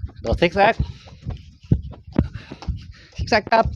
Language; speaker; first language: Thai; native; Thai